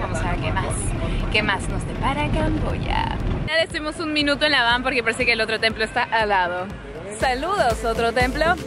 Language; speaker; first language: Spanish; native; Spanish